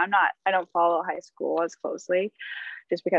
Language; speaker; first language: English; native; English